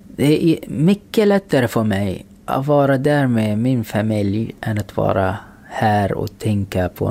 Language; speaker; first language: Swedish; non-native, fluent; Arabic